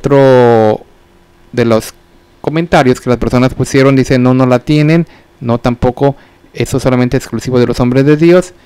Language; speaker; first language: Spanish; native; Spanish